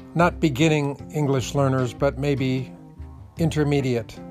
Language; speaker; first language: English; native; English